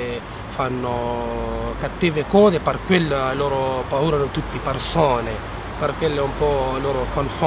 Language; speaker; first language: Italian; non-native, learner; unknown